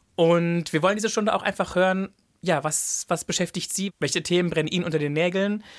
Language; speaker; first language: German; native; German